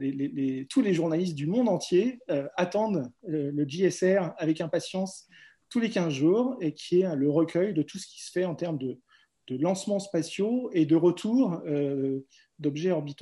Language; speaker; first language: French; native; French